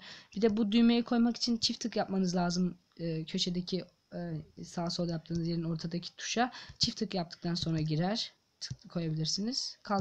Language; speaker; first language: Turkish; native; Turkish